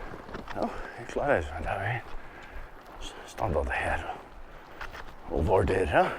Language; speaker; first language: Swedish; non-native, learner; Faroese